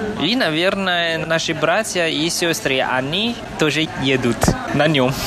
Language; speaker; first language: Russian; non-native, fluent; Chinese